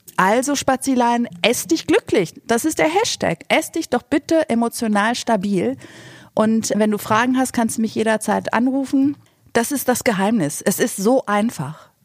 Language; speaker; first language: German; native; German